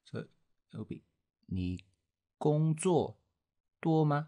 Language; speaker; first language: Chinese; non-native, learner; English